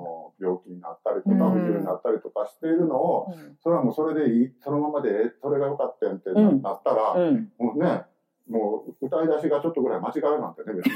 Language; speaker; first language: Japanese; native; Japanese